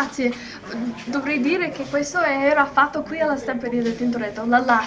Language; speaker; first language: Italian; non-native, learner; English